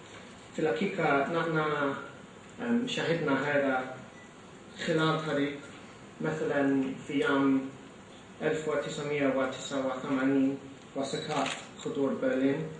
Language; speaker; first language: Arabic; non-native, fluent; English